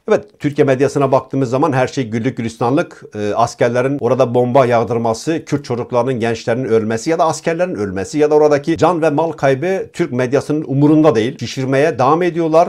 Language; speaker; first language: Turkish; non-native, local second language; Kurdish